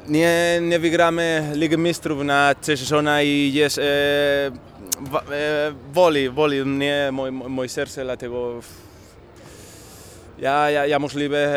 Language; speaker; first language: Polish; non-native, learner; Spanish